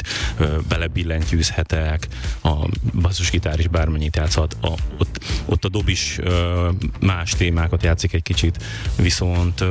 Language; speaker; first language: Hungarian; native; Hungarian